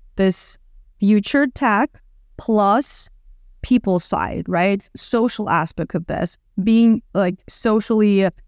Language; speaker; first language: English; non-native, fluent; Russian